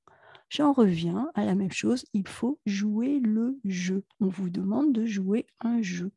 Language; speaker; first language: French; native; French